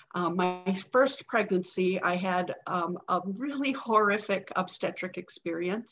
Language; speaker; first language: English; native; English